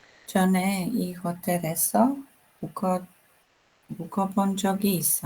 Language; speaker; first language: Korean; non-native, learner; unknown